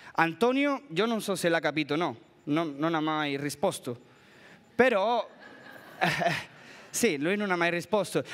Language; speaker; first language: Italian; non-native, fluent; Spanish